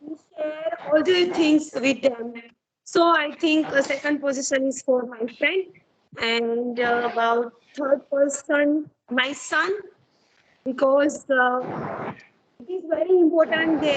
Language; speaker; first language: English; non-native, learner; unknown